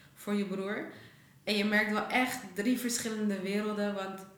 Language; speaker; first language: Dutch; early bilingual, other home language; Persian